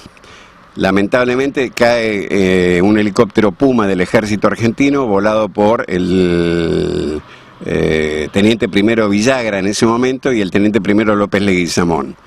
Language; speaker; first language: Spanish; native; Spanish